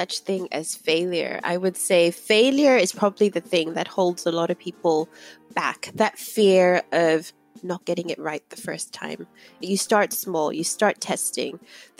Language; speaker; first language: English; non-native, local second language; Yoruba